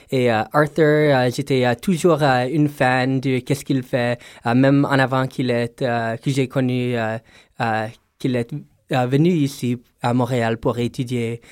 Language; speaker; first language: French; non-native, local second language; English